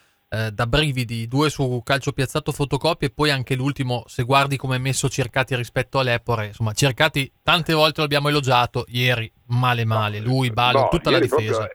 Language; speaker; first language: Italian; native; Italian